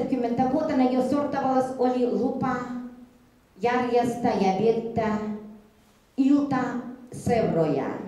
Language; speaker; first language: Finnish; early bilingual, heritage; Finnish